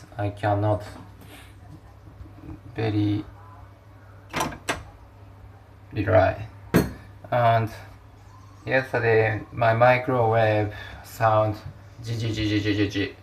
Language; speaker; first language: English; non-native, learner; Japanese